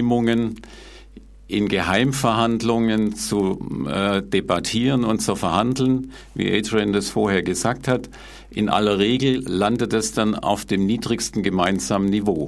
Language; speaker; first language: German; native; German